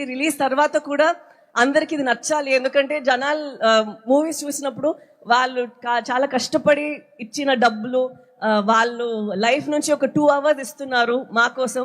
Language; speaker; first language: Telugu; non-native, local second language; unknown